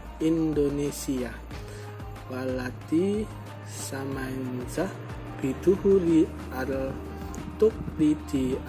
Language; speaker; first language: Arabic; non-native, learner; Indonesian